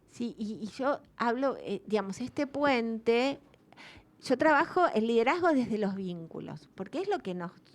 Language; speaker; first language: Spanish; native; Spanish